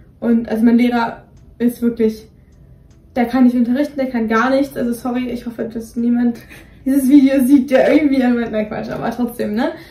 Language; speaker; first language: German; native; German